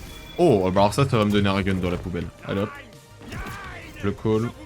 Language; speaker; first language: French; native; French